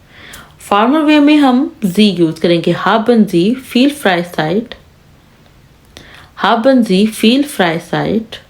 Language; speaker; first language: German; non-native, fluent; Urdu